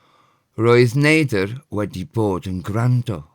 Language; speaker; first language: Welsh; non-native, fluent; English